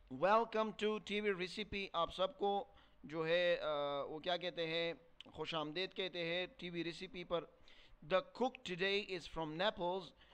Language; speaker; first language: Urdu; non-native, local second language; Pashto